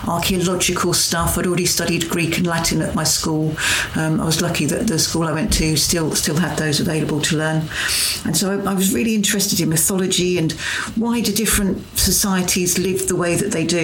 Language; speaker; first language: English; native; English